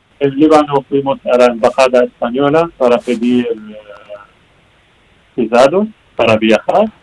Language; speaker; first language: Spanish; non-native, learner; Arabic